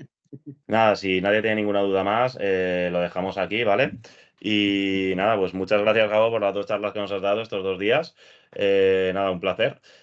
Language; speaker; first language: Spanish; native; Spanish